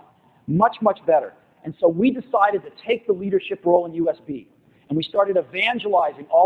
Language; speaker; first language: English; native; English